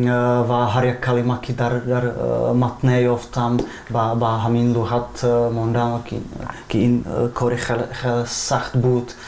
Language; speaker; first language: Persian; non-native, fluent; Czech